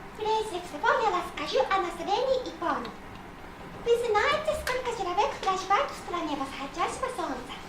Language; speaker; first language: Russian; non-native, fluent; Japanese